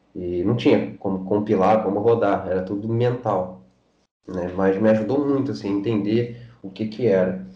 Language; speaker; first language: Portuguese; native; Portuguese